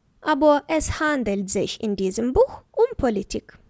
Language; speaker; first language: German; non-native, fluent; Ukrainian